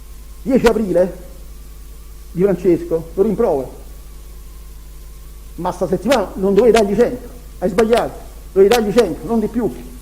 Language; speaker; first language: Italian; native; Italian